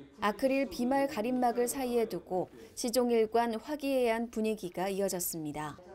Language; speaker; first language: Korean; native; Korean